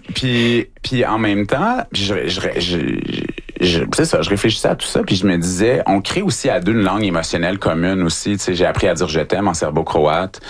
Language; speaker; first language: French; native; French